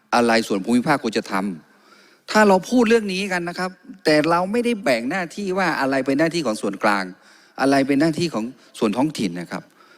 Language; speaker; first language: Thai; non-native, local second language; Karen languages